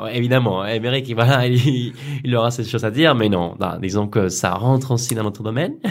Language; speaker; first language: French; non-native, fluent; Spanish